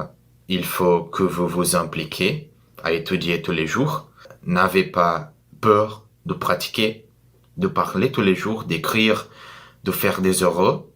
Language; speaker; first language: French; non-native, fluent; Portuguese